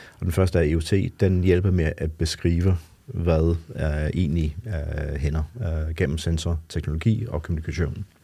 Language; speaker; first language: Danish; non-native, fluent; English